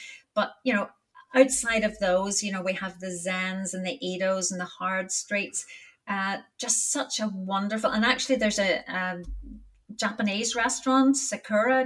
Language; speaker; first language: English; native; English